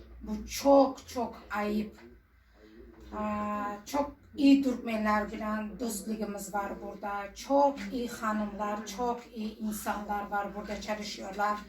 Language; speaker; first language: Turkish; non-native, learner; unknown